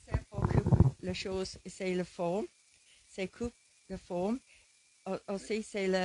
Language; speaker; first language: French; non-native, learner; English